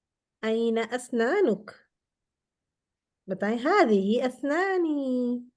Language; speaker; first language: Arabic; non-native, fluent; Urdu